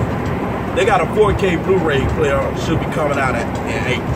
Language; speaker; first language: English; native; English